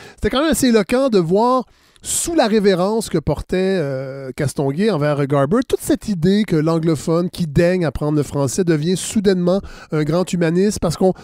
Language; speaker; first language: French; native; French